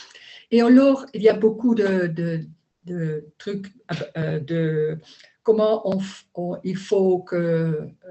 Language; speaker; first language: French; non-native, learner; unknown